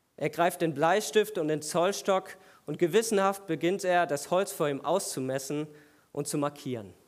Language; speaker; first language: German; native; German